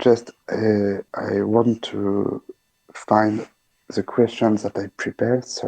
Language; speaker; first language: English; non-native, learner; French